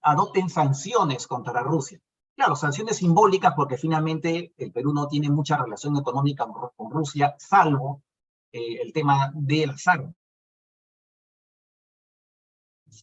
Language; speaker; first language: Spanish; native; Spanish